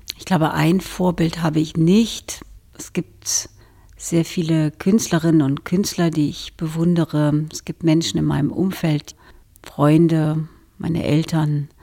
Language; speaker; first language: German; early bilingual, other home language; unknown